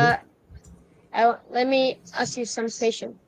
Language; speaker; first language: English; non-native, learner; Indonesian